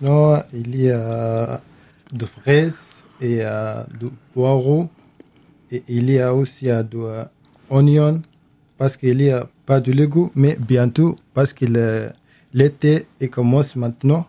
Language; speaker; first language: French; non-native, learner; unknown